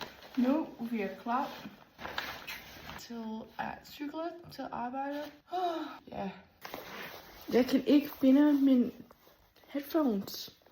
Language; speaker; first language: Danish; non-native, learner; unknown